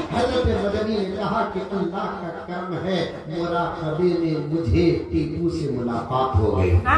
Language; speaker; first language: Urdu; native; Urdu